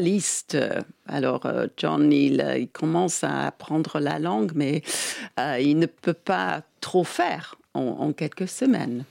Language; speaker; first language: French; non-native, fluent; English